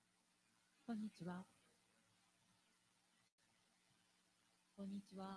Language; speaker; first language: Japanese; native; Japanese